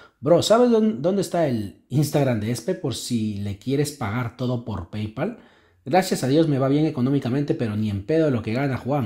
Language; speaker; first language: Spanish; native; Spanish